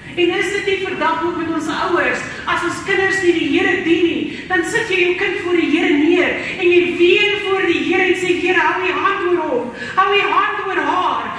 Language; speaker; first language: Afrikaans; native; Afrikaans